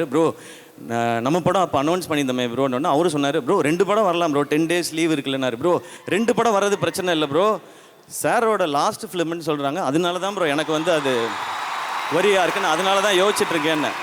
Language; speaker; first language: Tamil; native; Tamil